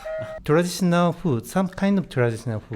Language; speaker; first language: English; non-native, learner; Japanese